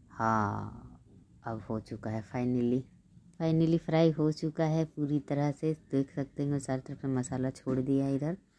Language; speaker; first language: Hindi; native; Hindi